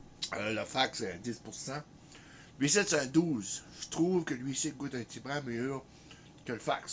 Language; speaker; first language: French; early bilingual, heritage; French